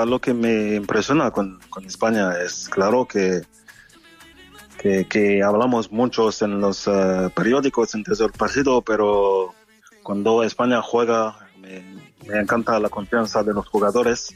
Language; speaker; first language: Spanish; non-native, fluent; French